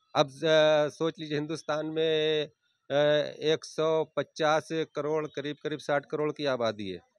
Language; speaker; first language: Hindi; native; Hindi